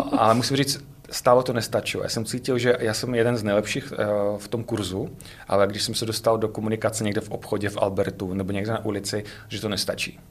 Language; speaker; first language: Czech; non-native, fluent; Russian